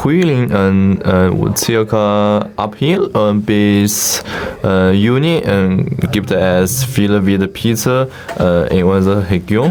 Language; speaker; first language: German; non-native, learner; Chinese